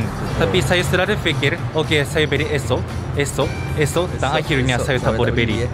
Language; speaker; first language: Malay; non-native, fluent; Japanese